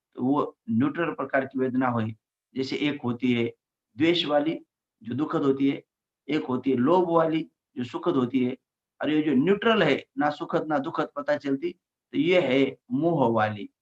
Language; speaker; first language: Hindi; non-native, local second language; Marathi